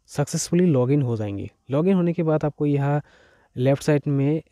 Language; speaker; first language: Hindi; non-native, local second language; Bangla